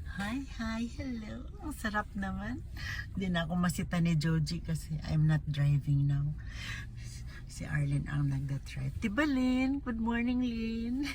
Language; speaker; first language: Filipino; native; Filipino